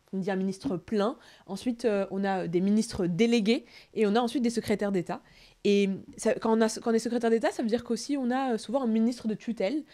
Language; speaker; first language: French; native; French